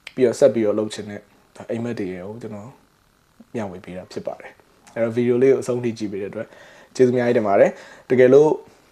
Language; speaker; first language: Burmese; native; Burmese